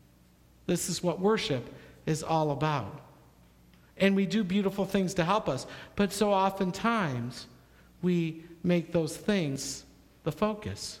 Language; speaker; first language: English; native; English